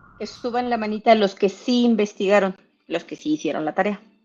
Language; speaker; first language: Spanish; native; Spanish